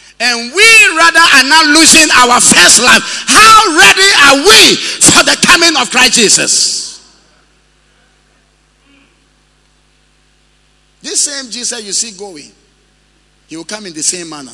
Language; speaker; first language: English; non-native, local second language; Ewe